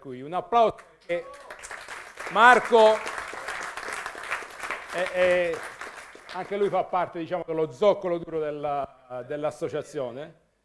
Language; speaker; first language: Italian; native; Italian